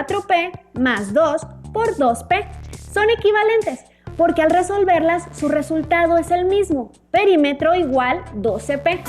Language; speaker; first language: Spanish; native; Spanish